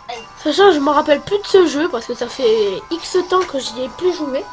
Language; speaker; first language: French; native; French